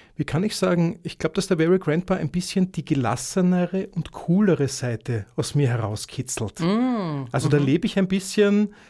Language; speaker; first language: German; native; German